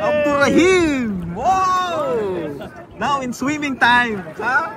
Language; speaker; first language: English; non-native, learner; Filipino